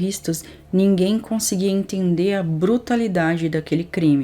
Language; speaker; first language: Portuguese; native; Portuguese